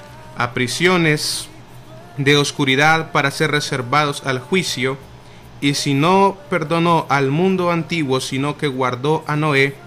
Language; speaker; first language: Spanish; native; Spanish